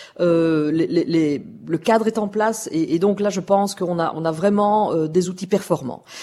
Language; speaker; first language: French; native; French